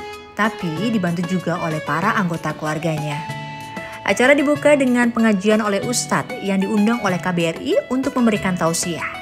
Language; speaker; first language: Indonesian; native; Indonesian